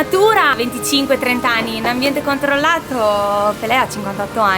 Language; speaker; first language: Italian; native; Italian